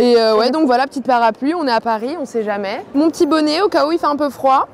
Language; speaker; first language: French; native; French